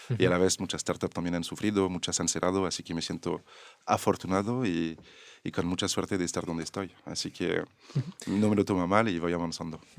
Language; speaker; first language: Spanish; non-native, fluent; French